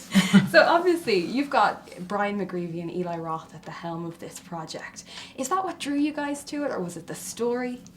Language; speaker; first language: English; native; English